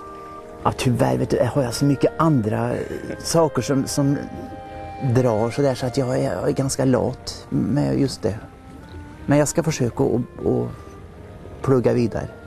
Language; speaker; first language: Swedish; native; Swedish